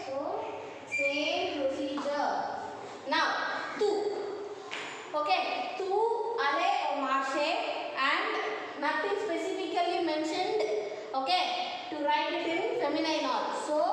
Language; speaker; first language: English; non-native, local second language; Tamil